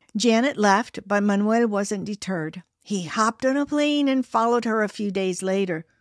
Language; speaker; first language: English; early bilingual, other home language; Spanish